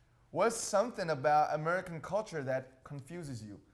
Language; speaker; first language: English; non-native, fluent; Korean